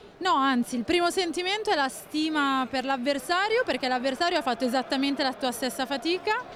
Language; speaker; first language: Italian; native; Italian